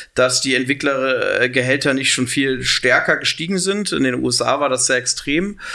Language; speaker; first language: German; native; German